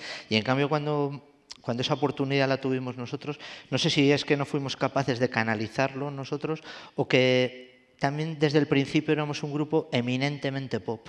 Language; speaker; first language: Spanish; native; Spanish